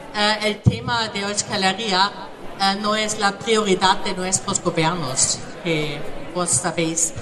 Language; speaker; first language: Spanish; non-native, learner; German